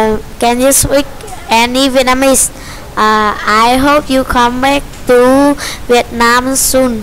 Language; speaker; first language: English; non-native, learner; Vietnamese